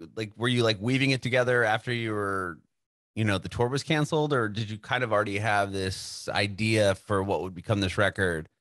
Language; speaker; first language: English; native; English